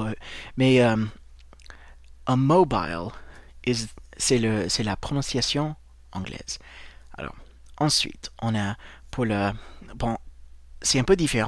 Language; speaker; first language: French; non-native, fluent; English